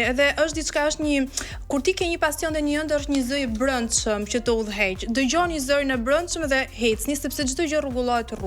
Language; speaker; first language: Albanian; native; Albanian